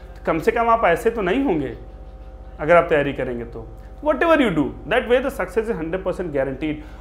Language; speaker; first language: Hindi; native; Hindi